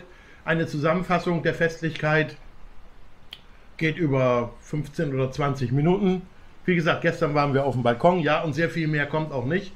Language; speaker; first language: German; native; German